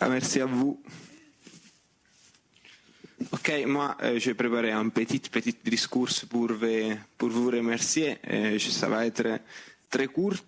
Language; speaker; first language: French; non-native, fluent; Italian